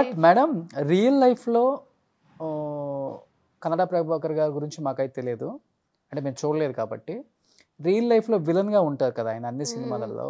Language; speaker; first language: Telugu; native; Telugu